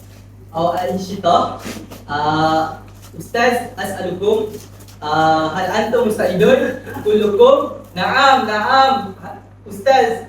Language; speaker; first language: Arabic; non-native, learner; Malay